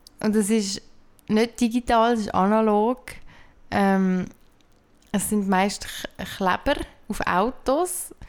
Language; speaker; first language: German; native; German